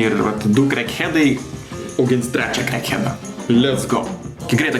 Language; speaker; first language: Lithuanian; native; Lithuanian